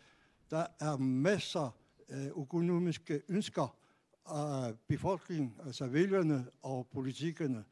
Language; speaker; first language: Danish; non-native, local second language; Kalaallisut